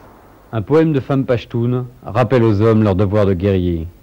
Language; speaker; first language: French; native; French